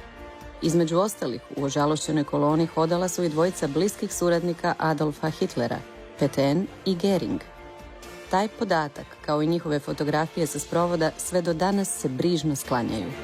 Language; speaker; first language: Croatian; native; Croatian